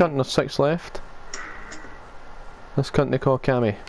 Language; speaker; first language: English; native; English